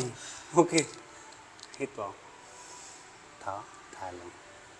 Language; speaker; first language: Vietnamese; non-native, learner; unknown